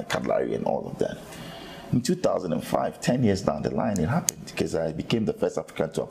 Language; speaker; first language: English; non-native, local second language; Akan